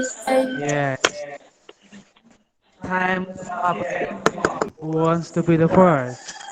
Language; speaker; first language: English; non-native, fluent; Indonesian